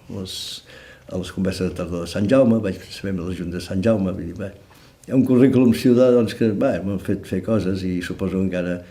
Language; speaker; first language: Catalan; native; Catalan